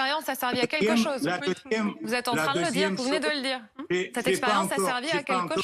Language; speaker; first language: French; native; French